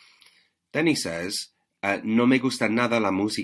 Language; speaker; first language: Spanish; non-native, fluent; English